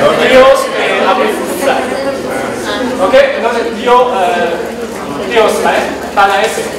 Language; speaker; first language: Spanish; non-native, learner; Chinese